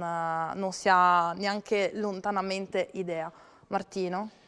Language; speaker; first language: Italian; native; Italian